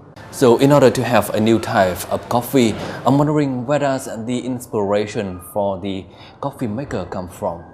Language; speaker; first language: English; non-native, local second language; Vietnamese